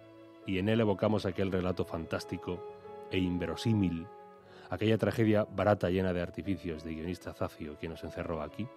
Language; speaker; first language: Spanish; native; Spanish